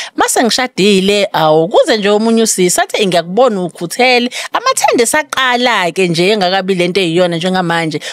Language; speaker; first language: Zulu; native; Zulu